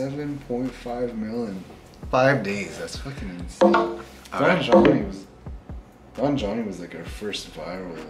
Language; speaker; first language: English; native; English